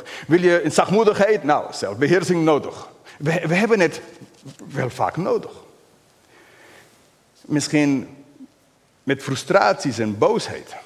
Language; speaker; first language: Dutch; non-native, fluent; English